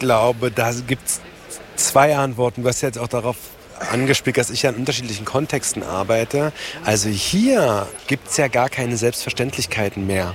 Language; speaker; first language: German; native; German